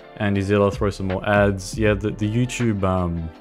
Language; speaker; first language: English; native; English